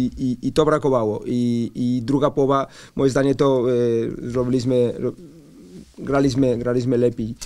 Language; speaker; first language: Polish; non-native, learner; Spanish